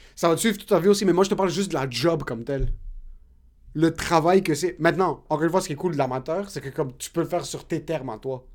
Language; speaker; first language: French; native; French